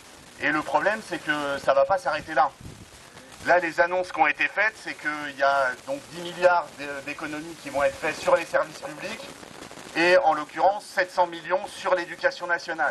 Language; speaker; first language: French; native; French